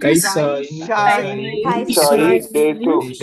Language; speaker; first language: Japanese; non-native, learner; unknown